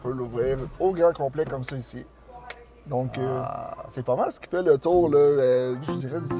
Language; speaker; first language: French; native; French